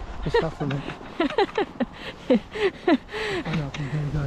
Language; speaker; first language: English; native; English